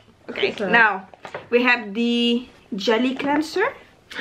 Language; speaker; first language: Dutch; non-native, learner; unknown